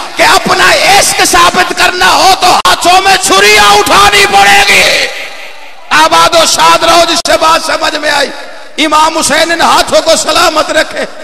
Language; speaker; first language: Urdu; non-native, local second language; Punjabi